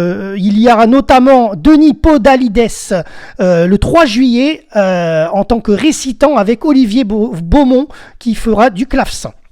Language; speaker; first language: French; native; French